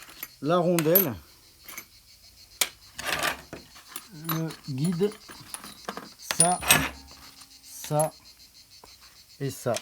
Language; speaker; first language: French; native; French